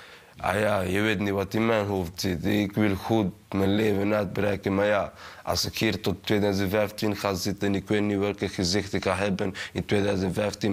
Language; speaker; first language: Dutch; early bilingual, other home language; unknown